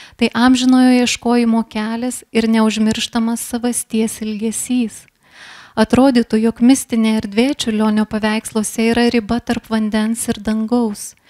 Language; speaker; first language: Lithuanian; native; Lithuanian